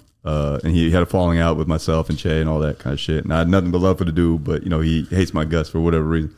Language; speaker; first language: English; native; English